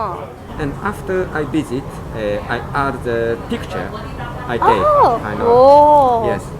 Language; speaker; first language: English; non-native, learner; Japanese